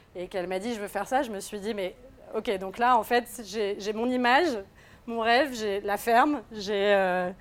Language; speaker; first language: French; native; French